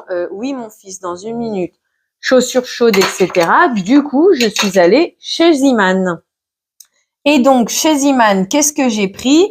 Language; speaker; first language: French; native; French